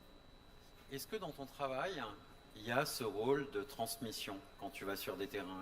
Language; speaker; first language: French; native; French